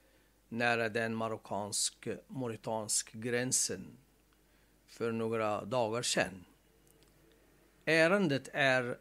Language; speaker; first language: Swedish; non-native, fluent; Arabic